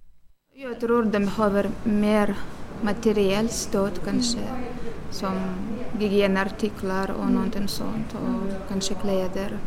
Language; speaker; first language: Swedish; non-native, learner; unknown